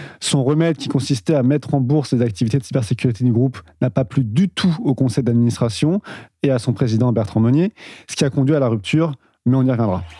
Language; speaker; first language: French; native; French